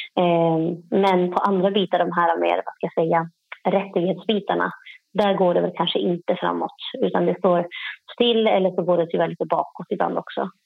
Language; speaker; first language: Swedish; native; Swedish